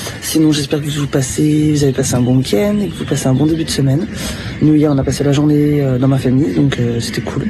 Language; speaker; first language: French; native; French